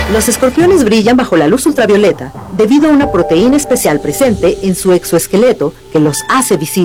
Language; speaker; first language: Spanish; native; Spanish